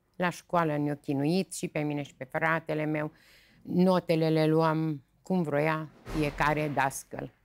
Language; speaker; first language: Romanian; native; Romanian